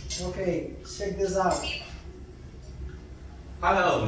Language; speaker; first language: English; non-native, learner; Chinese